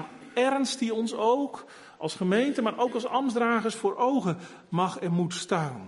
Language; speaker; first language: Dutch; native; Dutch